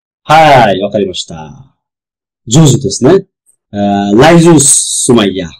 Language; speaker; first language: Japanese; non-native, fluent; Bangla